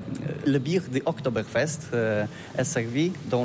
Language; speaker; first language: French; non-native, learner; Polish